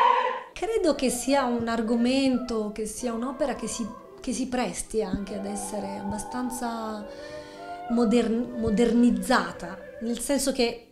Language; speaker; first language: Italian; native; Italian